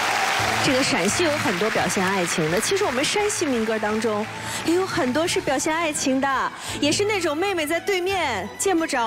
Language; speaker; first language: Chinese; native; Chinese